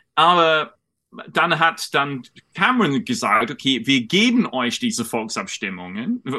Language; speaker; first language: German; non-native, fluent; English